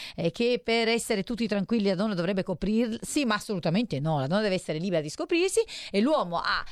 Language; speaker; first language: Italian; native; Italian